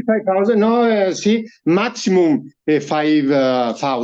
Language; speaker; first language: English; non-native, learner; Italian